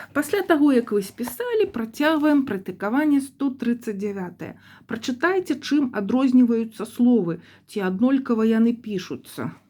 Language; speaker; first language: Belarusian; non-native, local second language; Russian